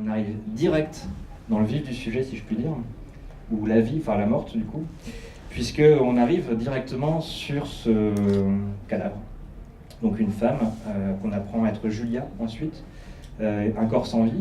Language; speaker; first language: French; native; French